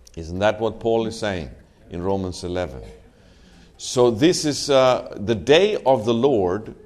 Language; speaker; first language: English; non-native, fluent; Swedish